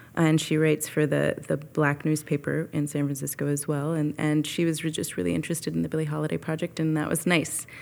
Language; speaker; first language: English; native; English